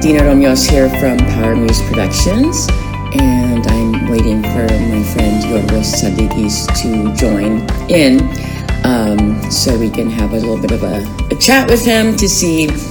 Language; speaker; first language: English; early bilingual, other home language; Greek